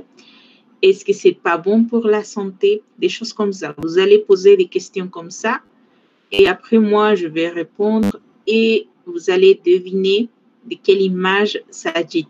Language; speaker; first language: French; non-native, fluent; Spanish